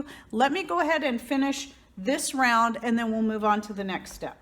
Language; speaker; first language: English; native; English